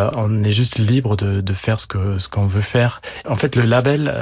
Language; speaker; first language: French; non-native, fluent; German